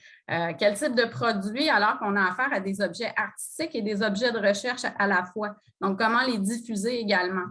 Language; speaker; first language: French; native; French